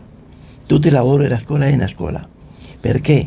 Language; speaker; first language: Italian; non-native, fluent; Spanish